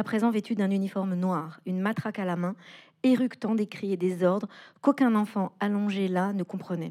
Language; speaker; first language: French; native; French